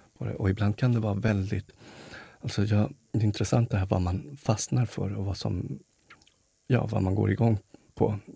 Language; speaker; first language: Swedish; early bilingual, other home language; Spanish